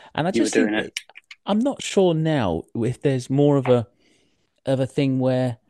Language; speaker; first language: English; native; English